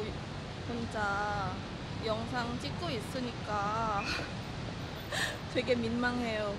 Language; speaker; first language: Korean; non-native, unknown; Thai